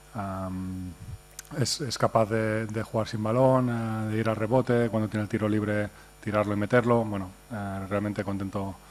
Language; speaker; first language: Spanish; non-native, local second language; Catalan